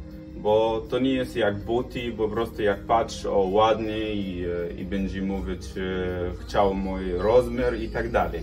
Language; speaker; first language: Polish; non-native, learner; Arabic